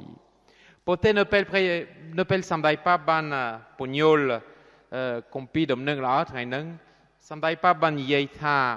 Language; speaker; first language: Khmer; non-native, fluent; French